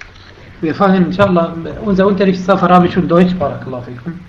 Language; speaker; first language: German; non-native, fluent; Arabic